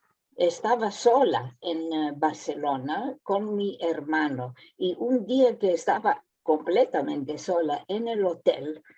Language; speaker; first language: Spanish; early bilingual, heritage; Ladino